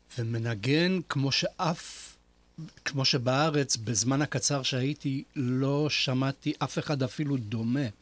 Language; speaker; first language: Hebrew; non-native, fluent; Polish